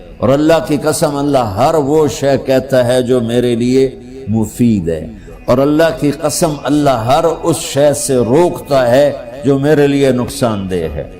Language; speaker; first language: Urdu; non-native, local second language; Punjabi